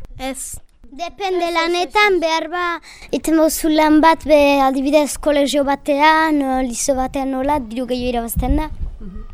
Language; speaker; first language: Basque; non-native, learner; Spanish